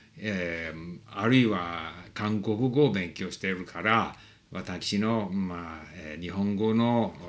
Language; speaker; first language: Japanese; non-native, fluent; English